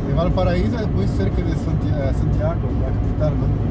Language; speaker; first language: Spanish; non-native, fluent; Portuguese